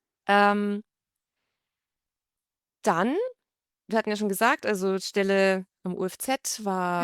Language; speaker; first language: German; native; German